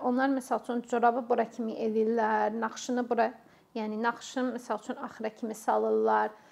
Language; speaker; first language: Azerbaijani; non-native, fluent; English